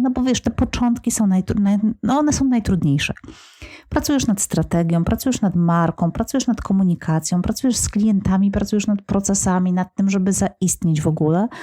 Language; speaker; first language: Polish; native; Polish